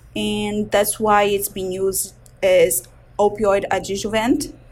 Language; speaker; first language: English; non-native, fluent; Portuguese